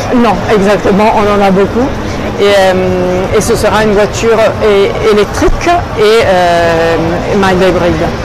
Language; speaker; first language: French; non-native, fluent; Italian